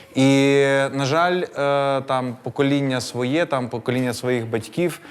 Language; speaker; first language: Ukrainian; non-native, local second language; Russian